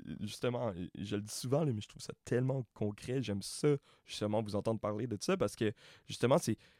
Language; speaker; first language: French; native; French